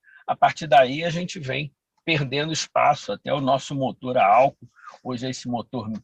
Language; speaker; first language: Portuguese; native; Portuguese